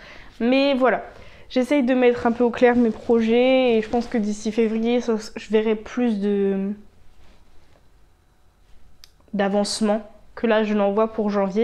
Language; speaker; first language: French; native; French